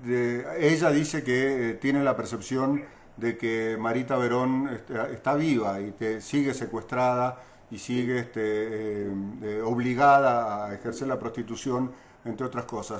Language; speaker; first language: Spanish; native; Spanish